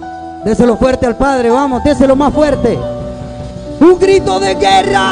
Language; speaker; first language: Spanish; native; Spanish